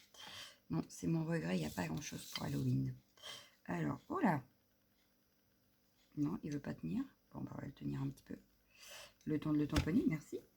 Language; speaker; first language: French; native; French